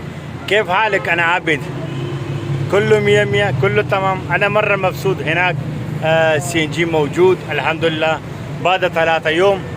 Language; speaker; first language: Arabic; non-native, learner; Pashto